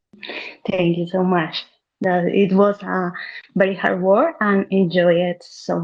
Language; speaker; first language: English; non-native, learner; Spanish